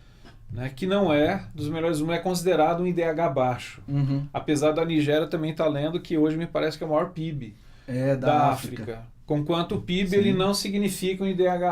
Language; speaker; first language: Portuguese; native; Portuguese